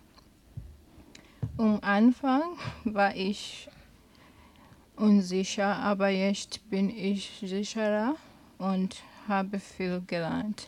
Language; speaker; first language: German; non-native, learner; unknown